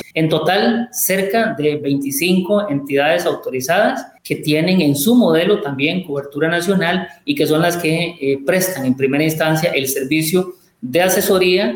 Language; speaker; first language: Spanish; native; Spanish